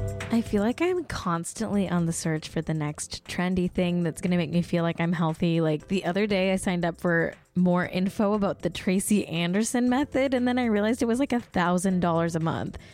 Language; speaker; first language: English; native; English